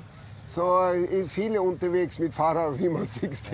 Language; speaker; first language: German; non-native, fluent; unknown